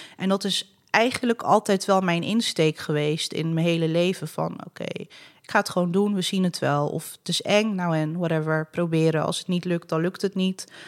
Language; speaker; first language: Dutch; early bilingual, other home language; Arabic